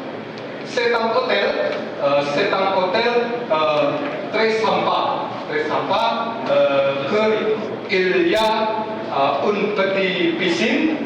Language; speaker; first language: French; non-native, learner; Indonesian